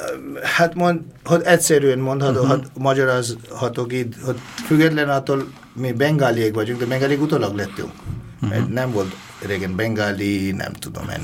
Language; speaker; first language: Hungarian; non-native, fluent; Bangla